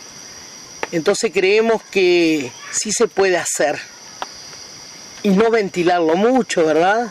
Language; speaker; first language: Spanish; native; Spanish